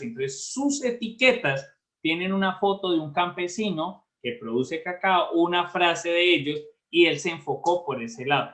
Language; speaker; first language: Spanish; native; Spanish